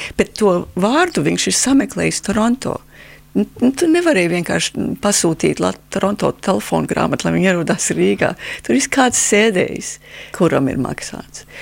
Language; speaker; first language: Latvian; early bilingual, heritage; Latvian